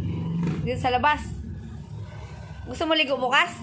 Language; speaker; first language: Filipino; non-native, local second language; Cebuano